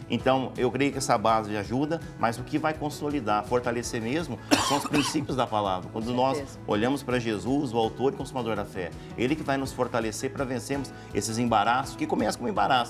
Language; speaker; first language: Portuguese; native; Portuguese